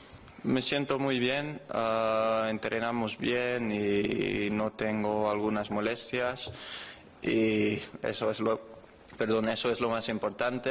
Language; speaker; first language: Spanish; non-native, fluent; Dutch